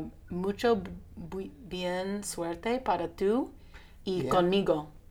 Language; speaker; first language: Spanish; non-native, learner; English